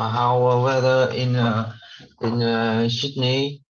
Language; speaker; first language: English; non-native, learner; Vietnamese